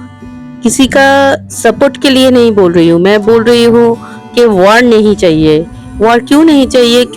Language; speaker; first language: Hindi; non-native, local second language; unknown